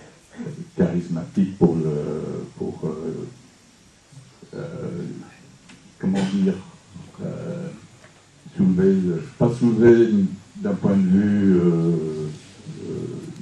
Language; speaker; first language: French; non-native, fluent; English